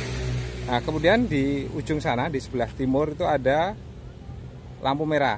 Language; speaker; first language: Indonesian; native; Indonesian